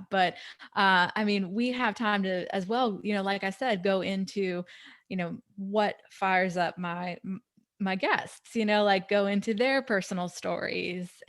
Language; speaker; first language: English; native; English